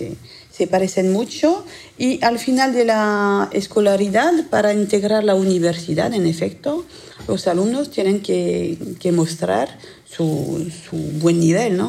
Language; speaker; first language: Spanish; non-native, fluent; French